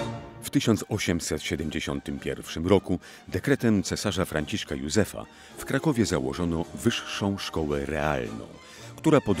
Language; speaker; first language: Polish; native; Polish